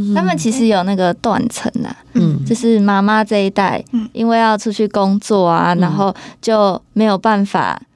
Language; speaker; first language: Chinese; native; Chinese